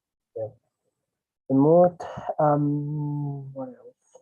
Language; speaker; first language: English; non-native, learner; Spanish